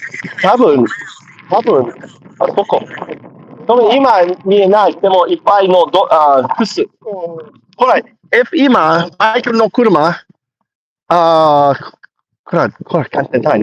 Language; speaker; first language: Japanese; non-native, learner; English